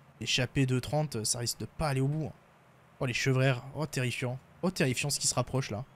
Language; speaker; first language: French; native; French